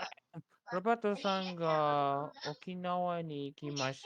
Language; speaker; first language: Japanese; non-native, learner; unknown